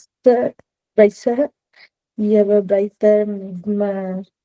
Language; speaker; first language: French; non-native, learner; Punjabi